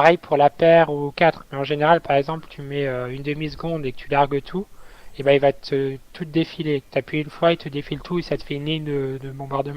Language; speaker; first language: French; native; French